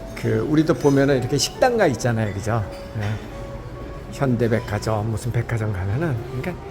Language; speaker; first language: Korean; native; Korean